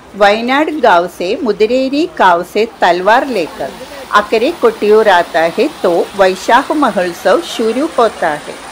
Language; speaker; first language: Hindi; non-native, local second language; Malayalam